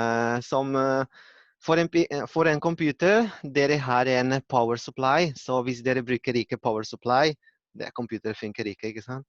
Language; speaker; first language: Norwegian; non-native, learner; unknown